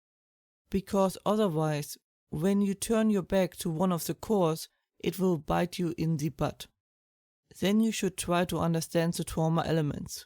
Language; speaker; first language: English; non-native, fluent; German